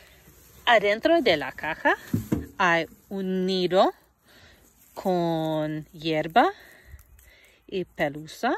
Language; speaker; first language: Spanish; non-native, fluent; English